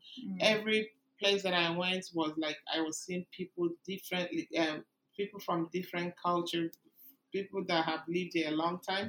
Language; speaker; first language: English; non-native, local second language; Igbo